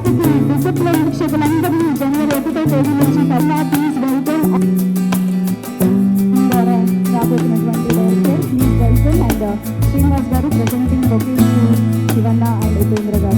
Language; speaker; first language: Telugu; native; Telugu